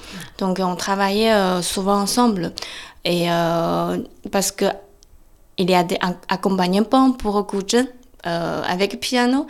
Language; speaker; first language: French; non-native, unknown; Chinese